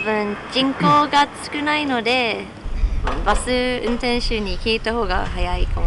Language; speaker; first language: Japanese; non-native, fluent; English